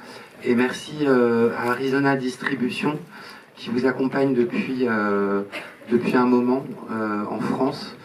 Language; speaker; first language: French; native; French